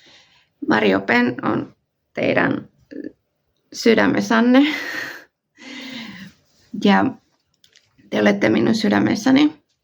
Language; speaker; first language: Finnish; non-native, fluent; Spanish